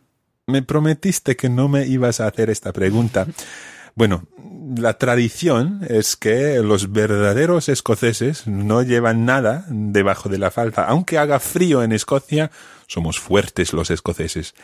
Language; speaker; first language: Spanish; non-native, fluent; English